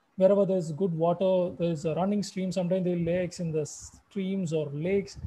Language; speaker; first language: English; non-native, local second language; Malayalam